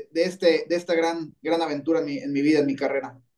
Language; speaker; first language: Spanish; native; Spanish